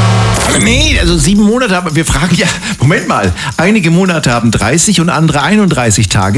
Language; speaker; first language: German; native; German